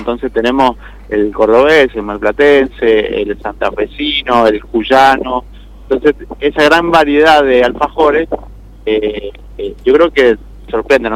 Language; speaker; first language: Spanish; native; Spanish